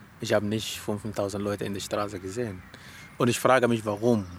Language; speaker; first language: German; non-native, learner; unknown